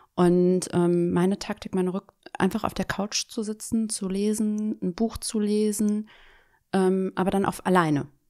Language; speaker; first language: German; native; German